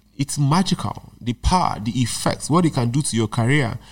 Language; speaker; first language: English; non-native, local second language; Yoruba